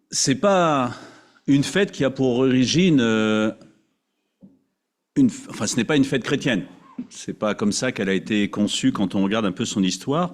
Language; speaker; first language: French; native; French